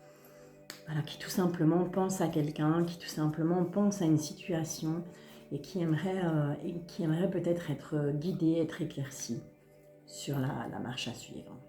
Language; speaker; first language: French; native; French